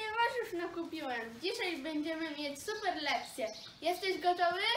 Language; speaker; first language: Polish; early bilingual, heritage; Polish